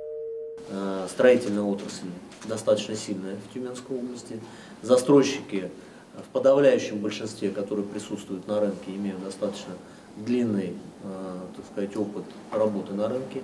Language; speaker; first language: Russian; native; Russian